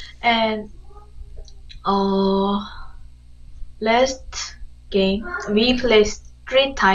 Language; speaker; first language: English; non-native, learner; Korean